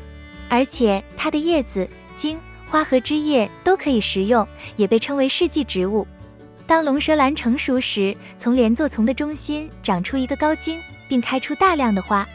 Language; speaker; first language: Chinese; native; Chinese